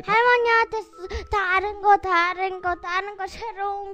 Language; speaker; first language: Korean; early bilingual, other home language; Russian